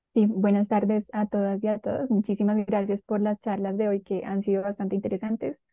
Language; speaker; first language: Spanish; native; Spanish